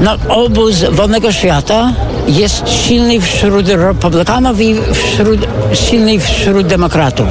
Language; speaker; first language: Polish; non-native, fluent; English